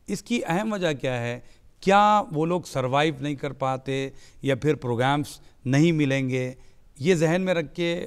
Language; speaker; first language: Hindi; native; Hindi